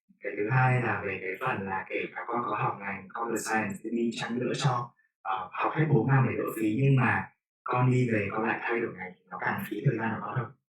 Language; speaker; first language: Vietnamese; native; Vietnamese